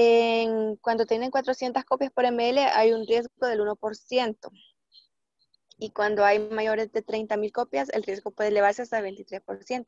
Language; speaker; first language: Spanish; native; Spanish